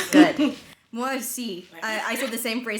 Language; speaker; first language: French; non-native, learner; English